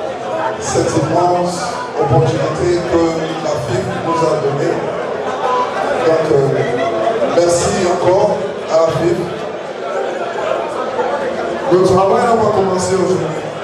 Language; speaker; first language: French; non-native, learner; English